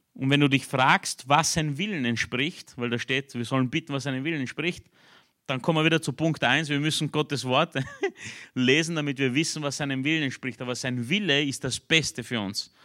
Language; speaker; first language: German; early bilingual, other home language; Romanian